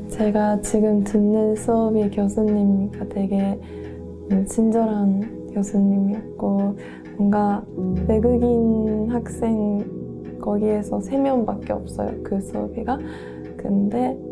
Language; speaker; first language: Korean; non-native, learner; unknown